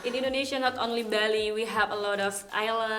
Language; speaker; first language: English; non-native, learner; Indonesian